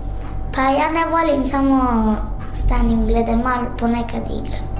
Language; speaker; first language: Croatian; early bilingual, other home language; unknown